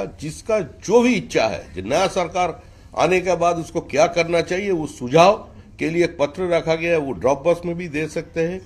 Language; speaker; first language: Hindi; non-native, local second language; Bangla